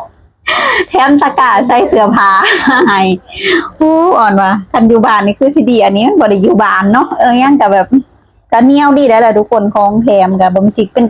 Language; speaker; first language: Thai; non-native, local second language; Lao